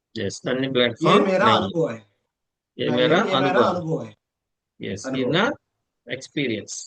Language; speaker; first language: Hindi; non-native, local second language; Telugu